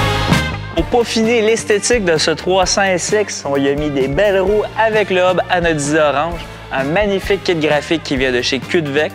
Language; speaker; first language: French; native; French